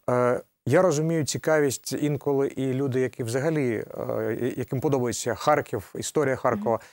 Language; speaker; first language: Ukrainian; native; Ukrainian